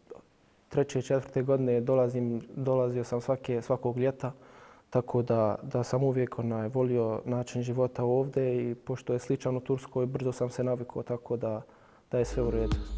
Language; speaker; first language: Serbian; early bilingual, heritage; Bosnian